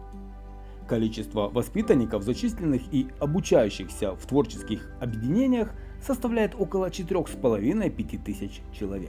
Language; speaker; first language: Russian; native; Russian